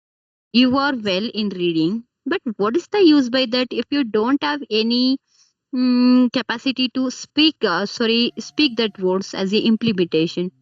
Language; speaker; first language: English; non-native, learner; Kannada